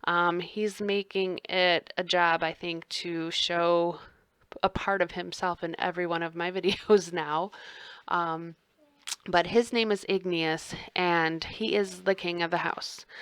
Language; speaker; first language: English; native; English